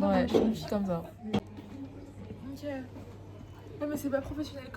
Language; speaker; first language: French; native; French